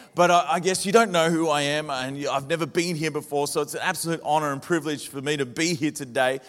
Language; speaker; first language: English; native; English